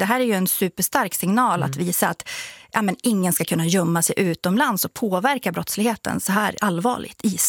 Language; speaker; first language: Swedish; native; Swedish